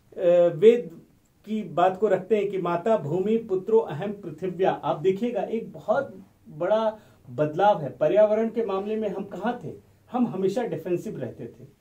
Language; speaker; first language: Hindi; native; Hindi